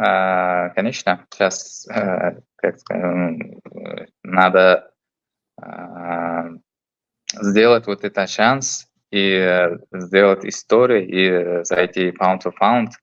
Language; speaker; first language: Russian; non-native, learner; Uzbek